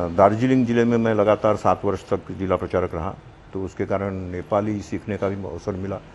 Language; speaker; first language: Hindi; non-native, local second language; Marwari